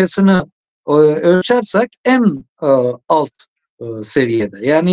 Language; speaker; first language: Turkish; non-native, fluent; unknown